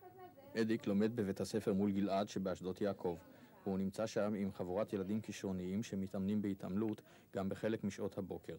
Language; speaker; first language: Hebrew; native; Hebrew